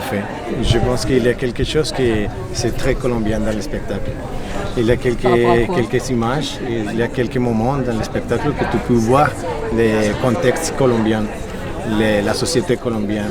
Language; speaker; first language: French; non-native, fluent; Spanish